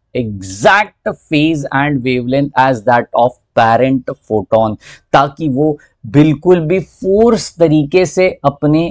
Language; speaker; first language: Hindi; native; Hindi